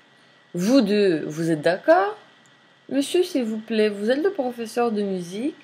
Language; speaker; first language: French; non-native, fluent; English